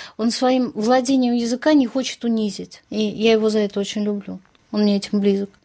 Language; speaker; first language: Russian; native; Russian